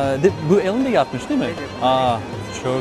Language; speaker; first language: Turkish; non-native, learner; English